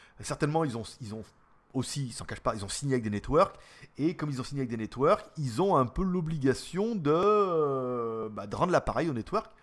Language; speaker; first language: French; native; French